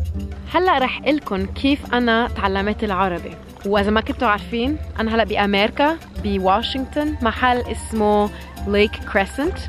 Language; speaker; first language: Arabic; early bilingual, heritage; French